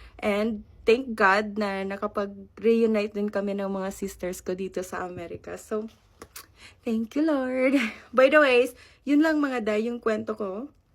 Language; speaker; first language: Filipino; non-native, local second language; Cebuano